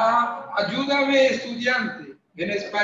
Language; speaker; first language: Spanish; non-native, fluent; French